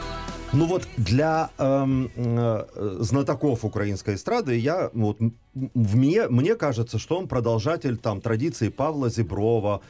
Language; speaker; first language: Russian; native; Russian